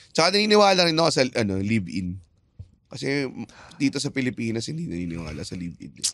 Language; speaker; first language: Filipino; native; Filipino